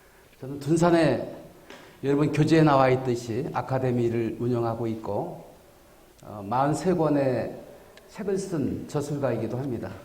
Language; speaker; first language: Korean; native; Korean